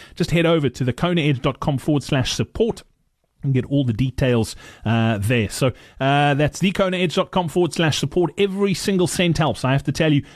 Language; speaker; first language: English; native; English